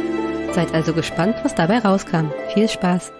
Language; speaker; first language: German; native; German